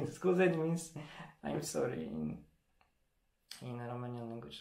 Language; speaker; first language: English; non-native, learner; Polish